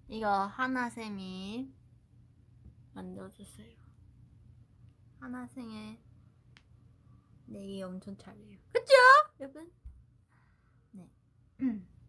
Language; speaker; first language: Korean; non-native, fluent; Chinese